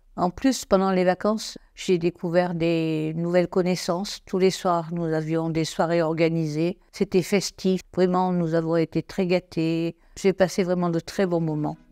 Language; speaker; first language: French; native; French